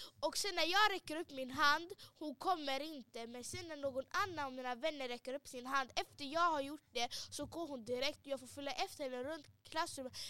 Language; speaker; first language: Swedish; early bilingual, other home language; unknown